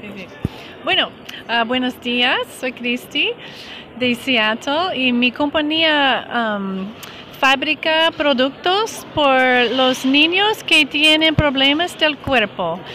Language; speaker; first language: Spanish; non-native, learner; English